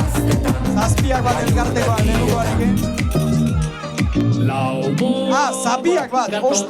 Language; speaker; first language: Basque; native; Basque